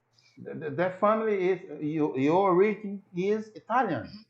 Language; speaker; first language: English; non-native, learner; Portuguese